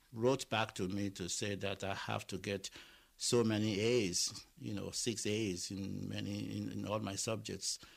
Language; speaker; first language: English; non-native, local second language; Yoruba